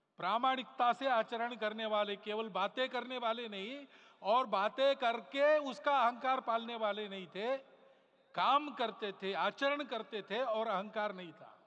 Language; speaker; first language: Hindi; non-native, local second language; Marathi